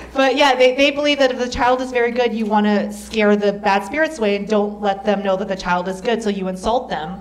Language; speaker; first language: English; native; English